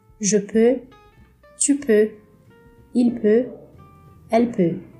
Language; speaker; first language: French; non-native, fluent; Portuguese